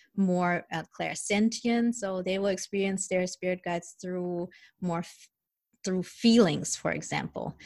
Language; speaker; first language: English; early bilingual, other home language; German